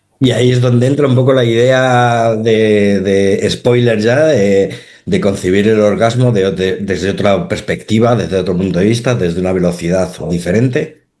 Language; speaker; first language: Spanish; native; Spanish